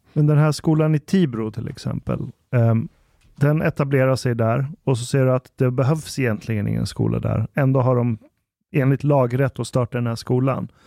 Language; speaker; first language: Swedish; early bilingual, other home language; Persian